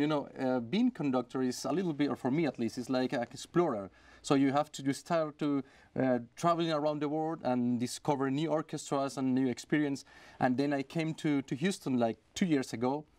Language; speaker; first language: English; non-native, fluent; Spanish